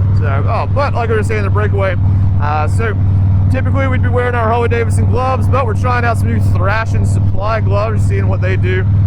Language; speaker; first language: English; native; English